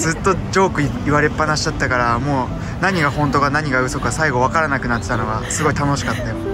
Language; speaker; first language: Japanese; native; Japanese